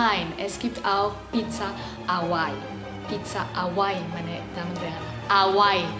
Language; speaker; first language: German; non-native, learner; Italian